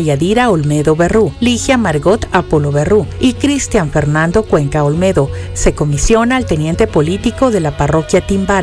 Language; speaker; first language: Spanish; native; Spanish